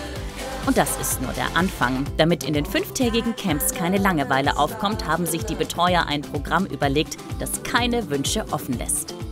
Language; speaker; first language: German; native; German